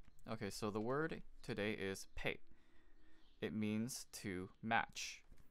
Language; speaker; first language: English; native; English